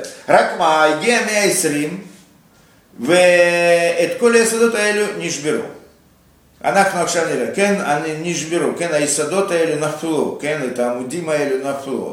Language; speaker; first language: Hebrew; non-native, fluent; Russian